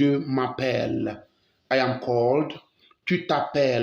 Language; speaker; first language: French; non-native, fluent; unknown